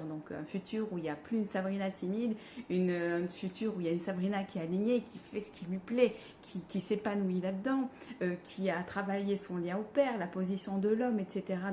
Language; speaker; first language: French; native; French